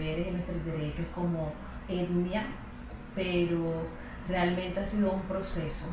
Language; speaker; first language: Spanish; native; Spanish